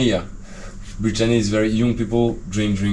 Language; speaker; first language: English; non-native, learner; French